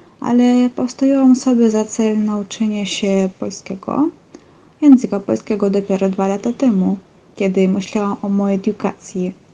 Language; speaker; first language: Polish; non-native, learner; Russian